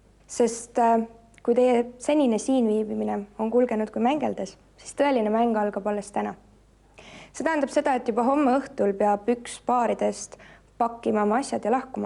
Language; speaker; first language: Estonian; native; Estonian